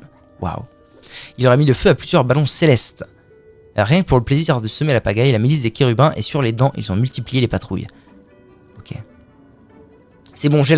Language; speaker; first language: French; native; French